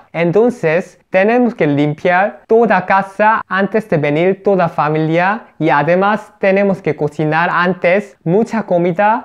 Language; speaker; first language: Spanish; non-native, learner; Korean